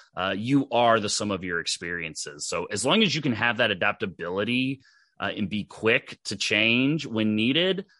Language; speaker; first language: English; native; English